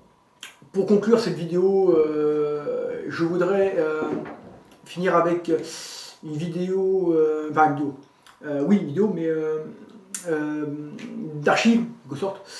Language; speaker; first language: French; native; French